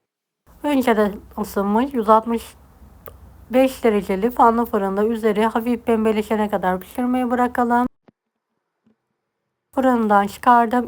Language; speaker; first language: Turkish; native; Turkish